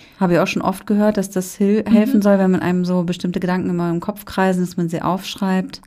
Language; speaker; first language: German; native; German